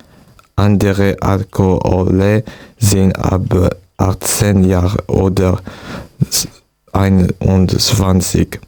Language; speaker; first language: German; non-native, learner; French